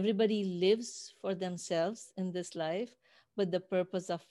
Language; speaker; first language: English; non-native, local second language; Urdu